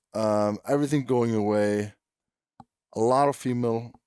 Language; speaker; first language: English; non-native, fluent; Icelandic